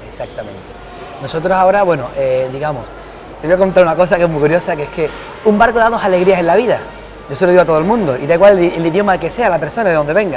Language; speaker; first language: Spanish; native; Spanish